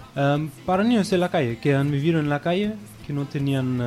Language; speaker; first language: Spanish; non-native, fluent; German